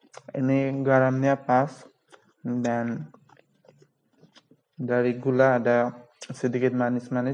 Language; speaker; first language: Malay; non-native, local second language; Bangla